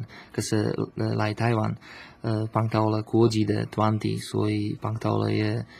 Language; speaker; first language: Chinese; non-native, learner; Slovak